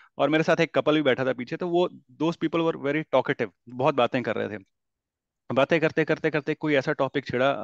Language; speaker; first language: Hindi; native; Hindi